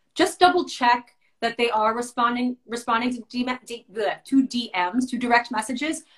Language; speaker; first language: English; native; English